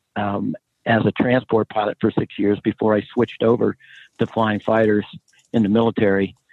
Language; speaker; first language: English; native; English